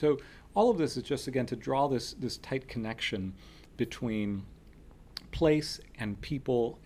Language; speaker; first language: English; early bilingual, other home language; Spanish